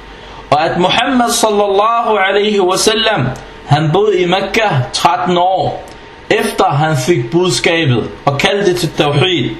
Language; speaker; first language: Danish; non-native, fluent; Arabic